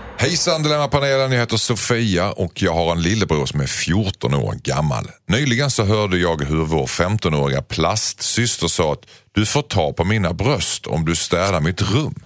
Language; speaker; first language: Swedish; native; Swedish